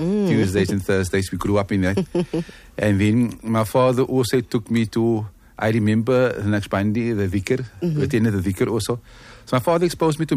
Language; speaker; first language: English; non-native, local second language; Afrikaans